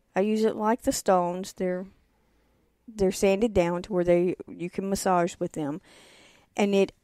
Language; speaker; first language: English; native; English